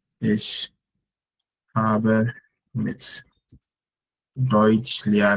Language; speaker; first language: German; non-native, fluent; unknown